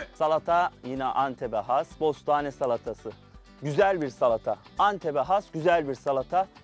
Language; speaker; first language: Turkish; native; Turkish